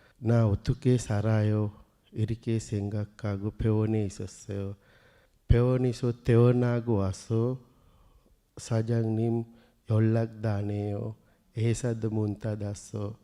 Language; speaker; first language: Korean; non-native, learner; Sinhala